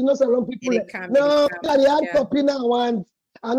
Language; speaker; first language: English; non-native, local second language; Krio